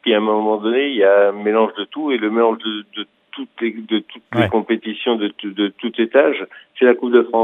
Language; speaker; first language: French; native; French